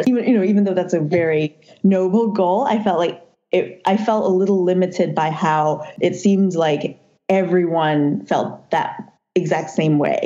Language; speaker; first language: English; non-native, local second language; Cantonese